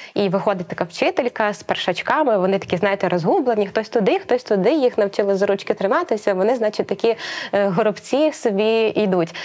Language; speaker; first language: Ukrainian; native; Ukrainian